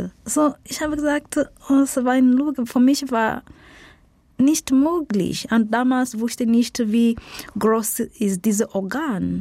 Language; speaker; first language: German; non-native, learner; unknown